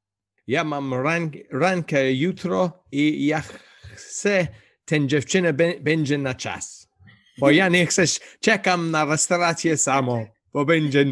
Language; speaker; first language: Polish; non-native, learner; English